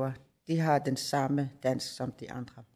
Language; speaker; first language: Danish; non-native, local second language; Kalaallisut